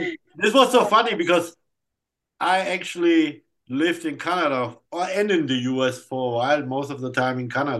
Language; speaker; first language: English; non-native, fluent; German